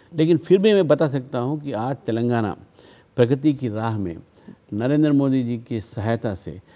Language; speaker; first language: Hindi; non-native, local second language; Telugu